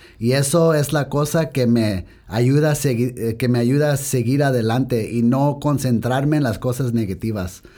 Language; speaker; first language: Spanish; early bilingual, heritage; Spanish